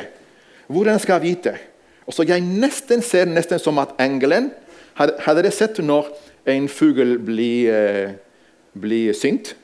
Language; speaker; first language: Norwegian; non-native, fluent; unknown